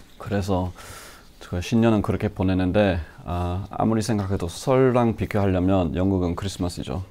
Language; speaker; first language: Korean; non-native, fluent; English